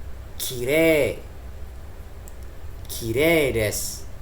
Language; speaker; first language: Japanese; non-native, fluent; Indonesian